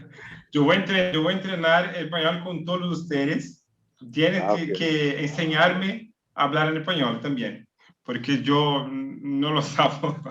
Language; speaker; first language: Spanish; non-native, learner; Portuguese